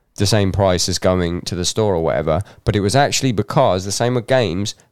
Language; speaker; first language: English; native; English